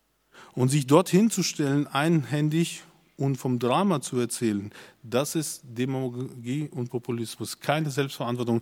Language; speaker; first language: German; native; German